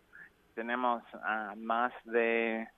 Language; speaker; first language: Spanish; non-native, learner; English